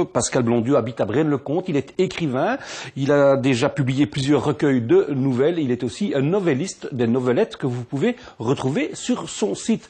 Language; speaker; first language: French; native; French